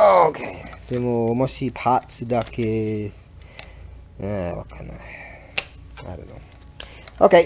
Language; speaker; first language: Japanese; non-native, learner; English